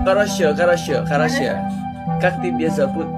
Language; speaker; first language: Russian; non-native, learner; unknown